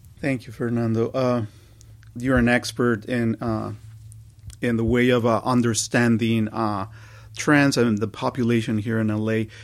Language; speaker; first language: English; non-native, fluent; Spanish